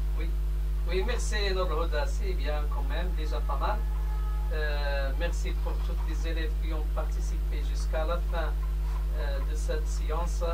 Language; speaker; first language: French; non-native, local second language; Arabic